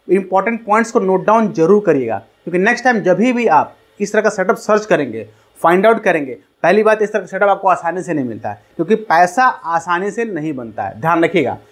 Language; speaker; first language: Hindi; native; Hindi